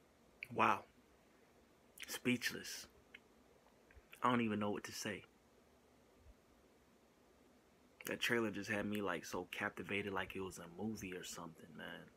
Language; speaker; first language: English; native; English